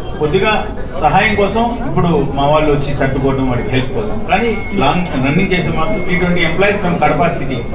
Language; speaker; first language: Telugu; native; Telugu